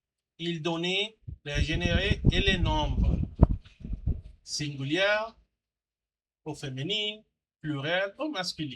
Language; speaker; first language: French; non-native, learner; Spanish